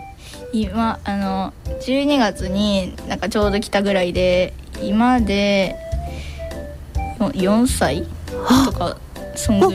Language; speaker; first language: Japanese; native; Japanese